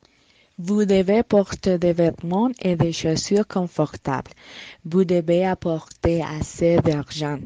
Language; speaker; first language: French; non-native, learner; Spanish